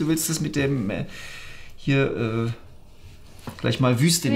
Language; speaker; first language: German; native; German